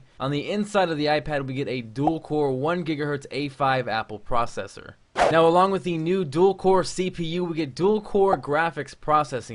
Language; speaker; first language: English; native; English